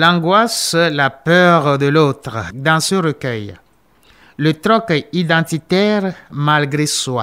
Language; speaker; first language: French; non-native, local second language; Ewe